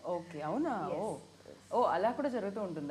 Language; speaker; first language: Telugu; native; Telugu